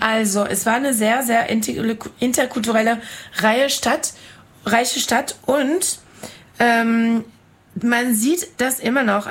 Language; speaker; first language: German; non-native, fluent; French